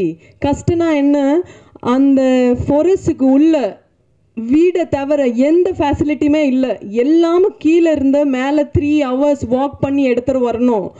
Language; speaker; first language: Tamil; non-native, fluent; Punjabi